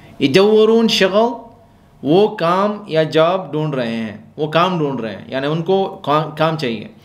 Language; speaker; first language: Urdu; non-native, local second language; Pashto